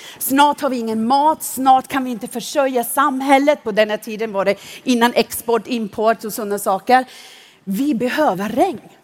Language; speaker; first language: Swedish; non-native, fluent; German